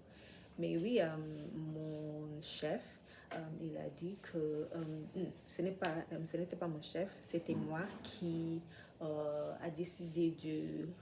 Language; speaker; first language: French; non-native, learner; English